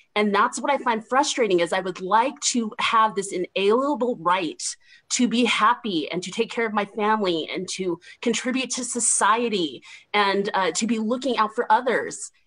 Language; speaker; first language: English; native; English